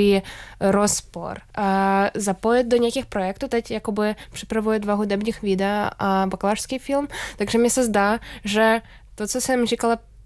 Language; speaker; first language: Czech; non-native, learner; Ukrainian